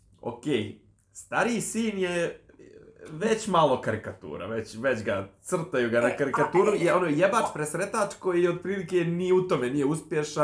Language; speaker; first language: Serbian; native; Serbian